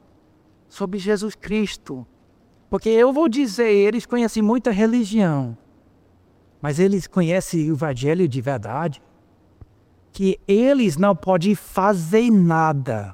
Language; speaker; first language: Portuguese; non-native, fluent; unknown